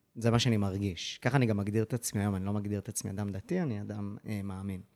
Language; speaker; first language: Hebrew; early bilingual, other home language; English